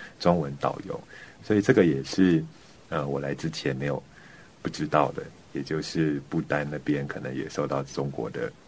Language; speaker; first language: Chinese; native; Chinese